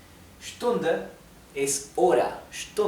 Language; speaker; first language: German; non-native, fluent; Spanish